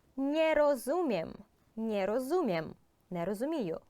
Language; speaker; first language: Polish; non-native, fluent; Ukrainian